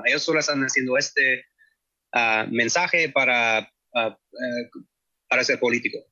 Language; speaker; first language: Spanish; non-native, fluent; English